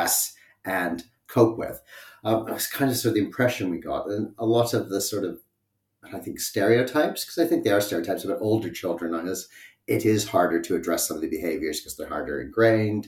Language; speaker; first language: English; native; English